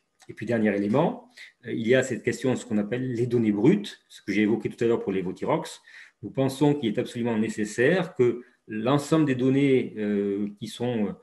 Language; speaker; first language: French; native; French